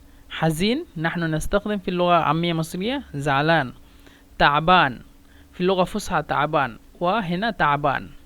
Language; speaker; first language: Arabic; non-native, fluent; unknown